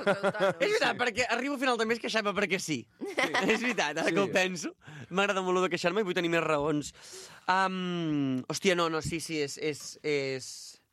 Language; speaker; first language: Catalan; native; Catalan